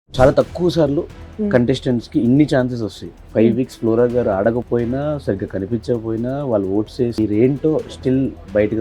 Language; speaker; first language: Telugu; native; Telugu